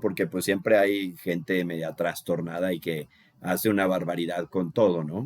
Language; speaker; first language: Spanish; native; Spanish